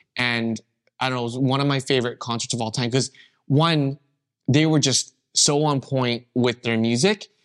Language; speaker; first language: English; native; English